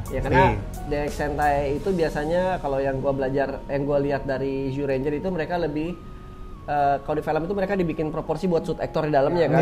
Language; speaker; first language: Indonesian; native; Indonesian